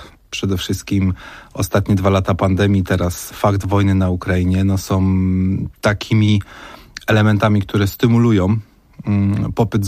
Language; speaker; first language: Polish; native; Polish